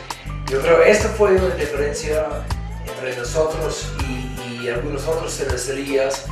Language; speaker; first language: Spanish; non-native, fluent; English